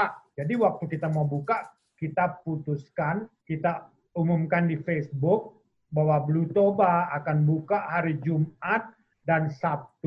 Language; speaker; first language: Indonesian; native; Indonesian